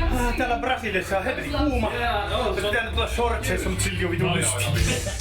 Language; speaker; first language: Finnish; native; Finnish